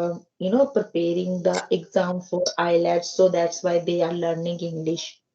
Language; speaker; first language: English; non-native, learner; Hindi